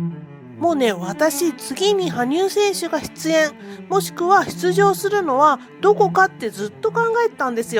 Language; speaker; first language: Japanese; native; Japanese